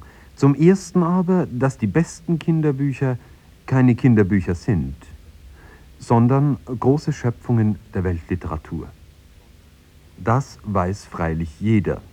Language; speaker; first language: German; native; German